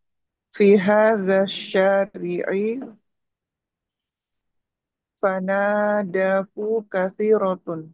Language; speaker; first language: Arabic; non-native, learner; Indonesian